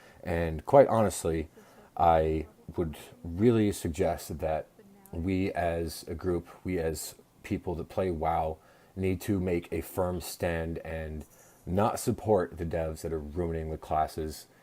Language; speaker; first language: English; native; English